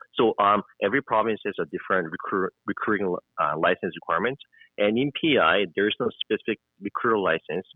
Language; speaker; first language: English; non-native, fluent; Korean